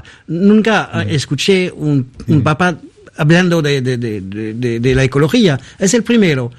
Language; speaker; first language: Spanish; non-native, fluent; French